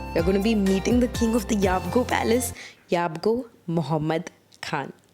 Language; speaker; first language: Hindi; native; Hindi